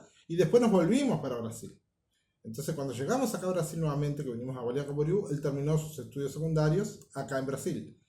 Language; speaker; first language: Spanish; native; Spanish